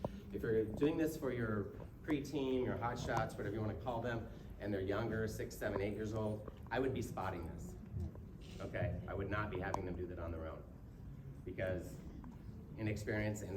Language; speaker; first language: English; native; English